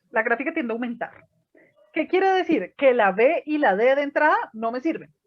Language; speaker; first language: Spanish; native; Spanish